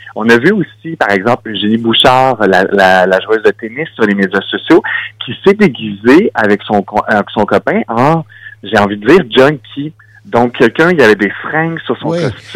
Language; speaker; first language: French; native; French